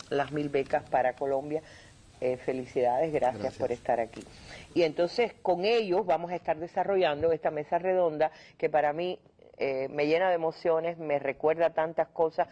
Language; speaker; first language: Spanish; native; Spanish